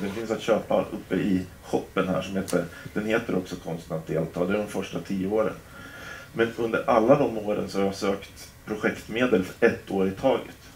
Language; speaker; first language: Swedish; native; Swedish